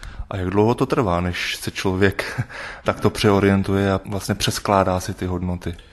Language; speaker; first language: Czech; native; Czech